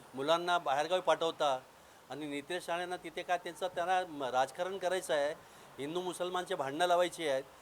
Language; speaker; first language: Marathi; non-native, local second language; Urdu